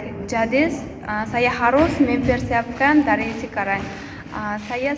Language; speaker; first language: Indonesian; non-native, learner; Uzbek